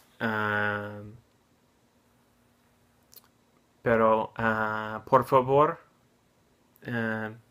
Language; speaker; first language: Spanish; non-native, learner; English